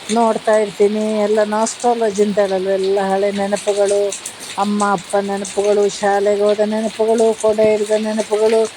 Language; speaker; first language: Kannada; native; Kannada